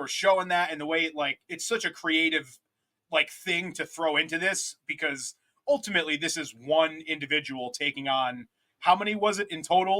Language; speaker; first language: English; native; English